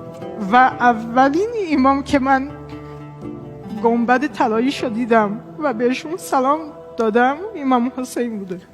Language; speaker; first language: Persian; non-native, fluent; Portuguese